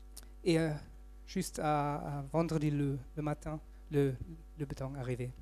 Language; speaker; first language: French; non-native, fluent; German